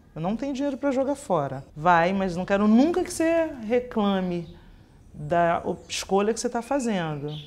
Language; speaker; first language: Portuguese; native; Portuguese